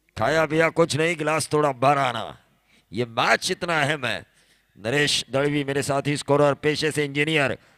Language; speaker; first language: Hindi; non-native, local second language; Marathi